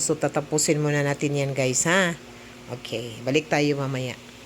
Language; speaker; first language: Filipino; non-native, local second language; Cebuano